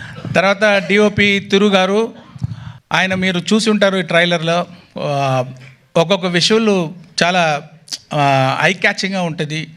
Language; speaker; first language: Telugu; non-native, local second language; Tamil